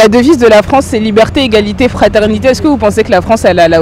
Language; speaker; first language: French; native; French